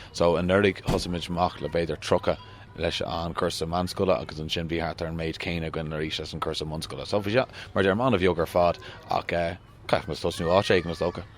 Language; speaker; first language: Irish; non-native, local second language; English